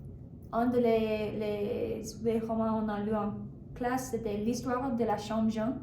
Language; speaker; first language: French; non-native, learner; English